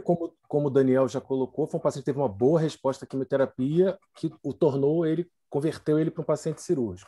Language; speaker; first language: Portuguese; native; Portuguese